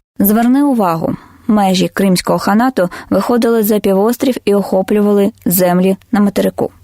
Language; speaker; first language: Ukrainian; non-native, local second language; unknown